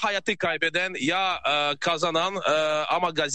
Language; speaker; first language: Turkish; non-native, learner; Russian